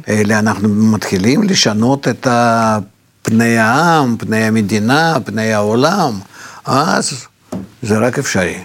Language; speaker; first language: Hebrew; non-native, fluent; Russian